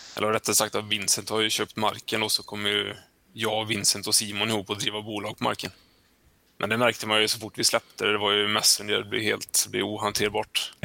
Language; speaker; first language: Swedish; native; Swedish